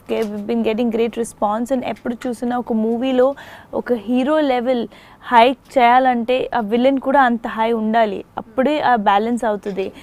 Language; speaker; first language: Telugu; non-native, fluent; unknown